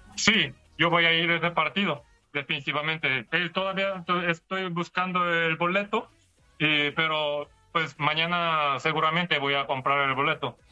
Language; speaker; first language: Spanish; non-native, fluent; Korean